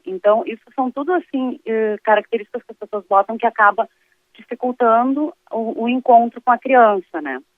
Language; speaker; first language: Portuguese; native; Portuguese